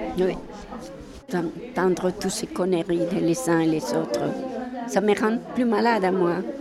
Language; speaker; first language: French; non-native, fluent; Spanish